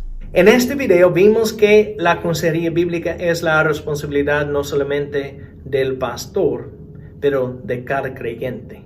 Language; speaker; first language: Spanish; non-native, fluent; English